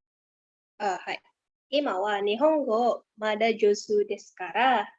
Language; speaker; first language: Japanese; non-native, learner; Indonesian